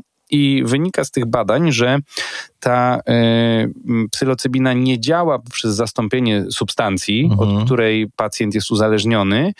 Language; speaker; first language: Polish; native; Polish